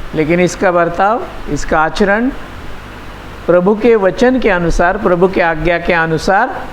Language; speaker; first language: Hindi; non-native, local second language; Marathi